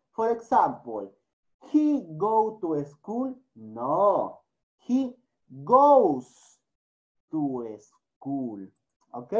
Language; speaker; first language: English; non-native, fluent; Spanish